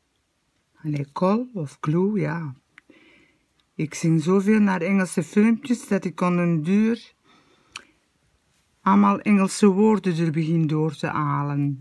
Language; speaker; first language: Dutch; native; Dutch